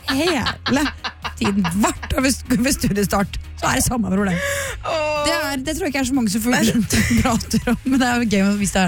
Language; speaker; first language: Norwegian; native; Norwegian